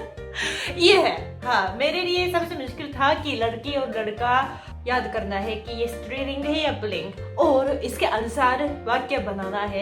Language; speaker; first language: Hindi; non-native, fluent; Japanese